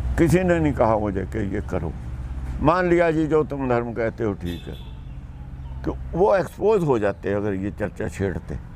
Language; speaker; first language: Hindi; non-native, local second language; Punjabi